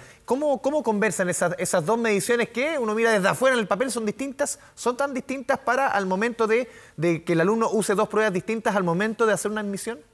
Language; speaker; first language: Spanish; native; Spanish